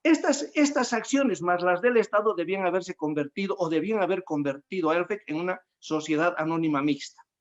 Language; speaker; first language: Spanish; native; Spanish